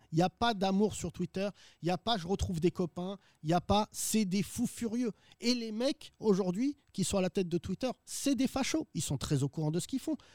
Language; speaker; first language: French; early bilingual, other home language; Arabic